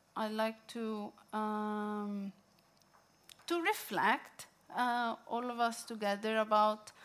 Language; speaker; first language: English; non-native, fluent; Italian